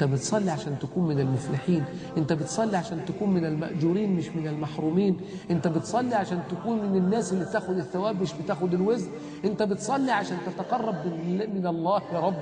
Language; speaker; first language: Arabic; native; Arabic